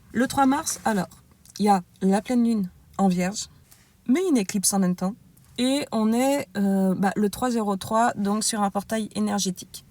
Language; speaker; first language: French; native; French